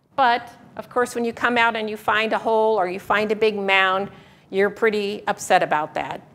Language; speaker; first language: English; native; English